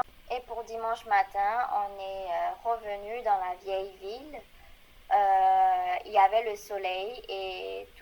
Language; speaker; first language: French; non-native, fluent; Burmese